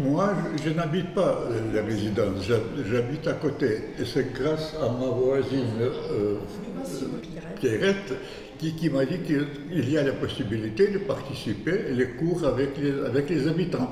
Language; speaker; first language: French; non-native, fluent; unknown